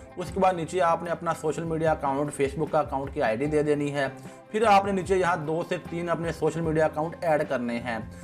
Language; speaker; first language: Urdu; non-native, local second language; Punjabi